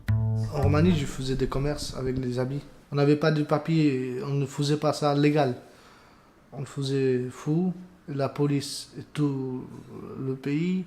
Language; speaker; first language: French; non-native, learner; Romanian